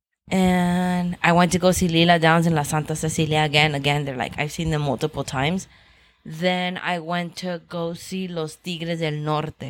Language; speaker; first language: English; native; English